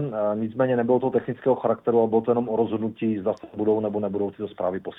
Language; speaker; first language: Czech; native; Czech